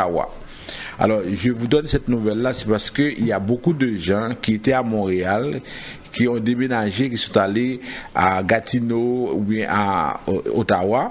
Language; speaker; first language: French; native; French